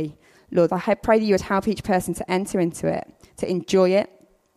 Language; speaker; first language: English; native; English